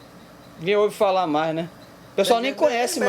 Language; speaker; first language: Portuguese; native; Portuguese